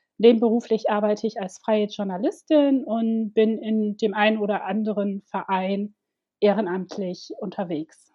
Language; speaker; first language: German; early bilingual, other home language; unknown